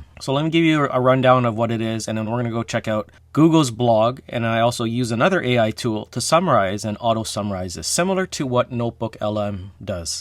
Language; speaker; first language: English; native; English